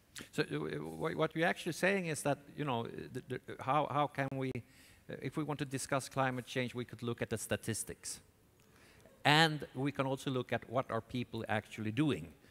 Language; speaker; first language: English; non-native, fluent; Swedish